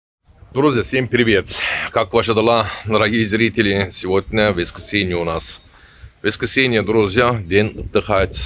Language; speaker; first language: Russian; non-native, learner; Turkish